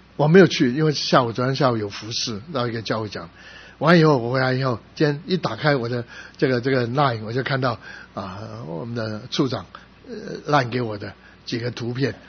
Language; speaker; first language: Chinese; non-native, local second language; Cantonese